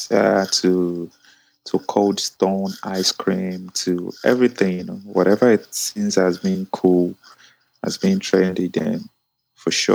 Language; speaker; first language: English; non-native, local second language; Yoruba